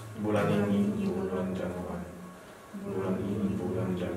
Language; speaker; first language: Indonesian; non-native, learner; Polish